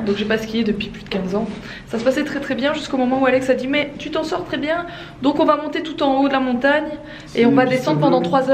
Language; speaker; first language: French; native; French